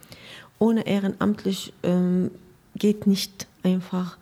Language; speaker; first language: German; non-native, learner; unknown